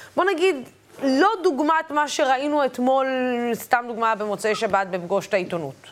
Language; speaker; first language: Hebrew; non-native, local second language; Arabic